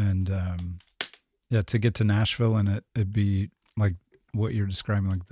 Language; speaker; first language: English; native; English